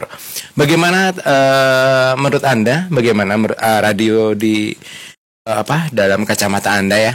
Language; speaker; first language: Indonesian; native; Indonesian